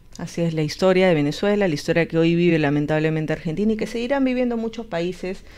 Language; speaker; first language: Spanish; native; Spanish